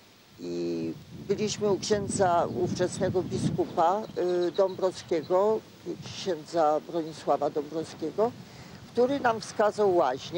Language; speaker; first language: Polish; native; Polish